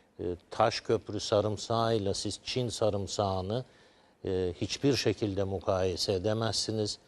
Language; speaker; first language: Turkish; native; Turkish